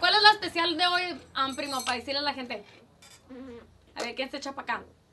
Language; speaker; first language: Spanish; early bilingual, heritage; Spanish